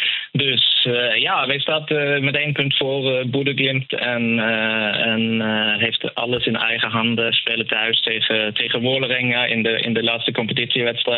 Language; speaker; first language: Dutch; non-native, fluent; Norwegian